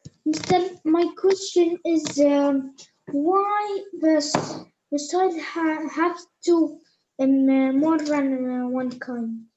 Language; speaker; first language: English; non-native, learner; Arabic